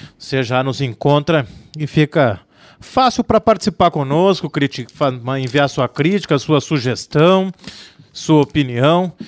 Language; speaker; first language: Portuguese; native; Portuguese